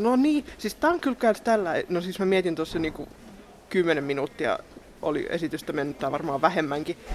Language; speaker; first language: Finnish; native; Finnish